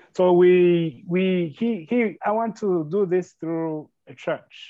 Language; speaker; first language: English; non-native, local second language; Kinyarwanda